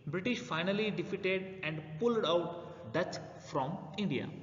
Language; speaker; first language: English; non-native, local second language; Kannada